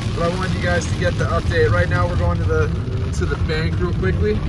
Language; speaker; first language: English; native; English